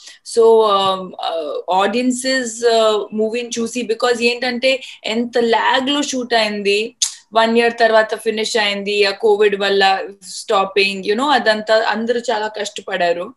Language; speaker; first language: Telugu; non-native, fluent; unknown